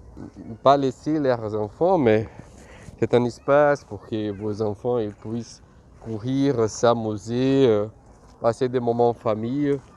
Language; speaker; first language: French; non-native, fluent; Portuguese